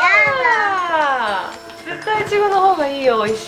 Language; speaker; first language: Japanese; native; Japanese